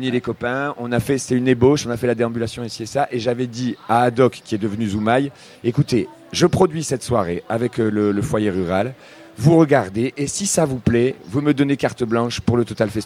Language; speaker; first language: French; native; French